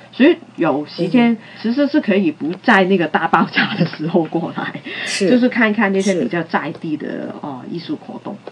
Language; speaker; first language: Chinese; non-native, local second language; Cantonese